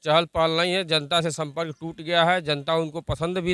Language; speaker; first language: Hindi; native; Hindi